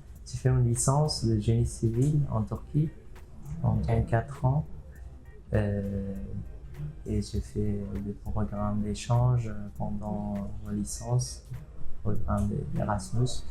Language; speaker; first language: French; non-native, fluent; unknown